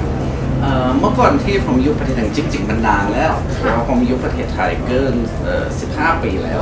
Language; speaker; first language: Thai; non-native, fluent; English